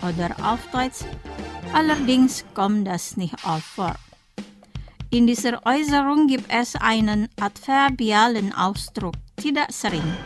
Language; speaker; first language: German; non-native, fluent; Indonesian